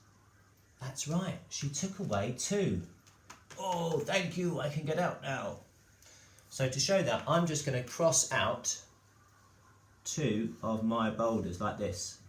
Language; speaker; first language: English; native; English